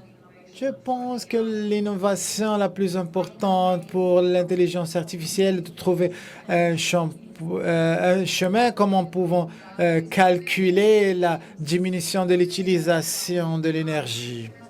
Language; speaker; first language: French; non-native, fluent; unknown